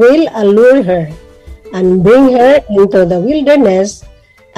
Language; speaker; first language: English; non-native, local second language; Cebuano